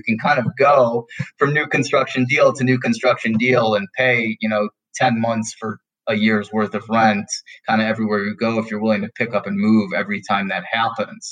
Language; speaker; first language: English; native; English